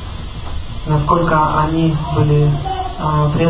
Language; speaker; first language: Russian; native; Russian